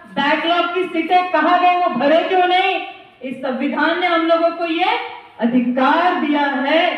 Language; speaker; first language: Hindi; non-native, local second language; Marathi